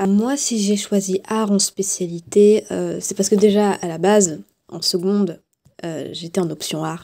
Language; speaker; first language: French; native; French